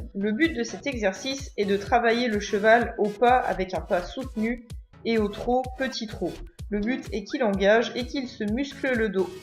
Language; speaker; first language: French; native; French